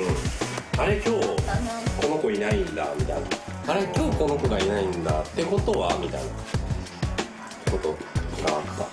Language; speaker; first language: Japanese; native; Japanese